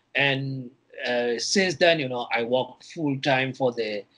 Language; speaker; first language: English; non-native, fluent; Burmese